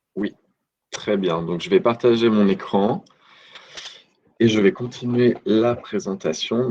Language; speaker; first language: French; native; French